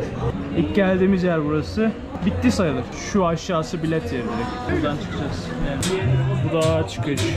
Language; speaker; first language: Turkish; native; Turkish